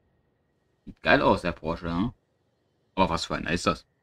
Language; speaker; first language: German; native; German